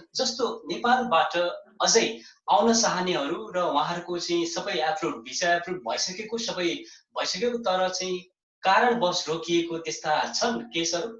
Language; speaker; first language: Nepali; native; Nepali